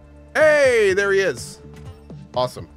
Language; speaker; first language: English; native; English